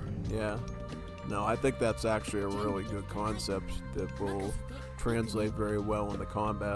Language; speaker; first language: English; native; English